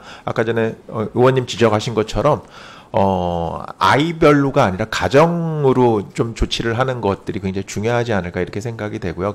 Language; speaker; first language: Korean; native; Korean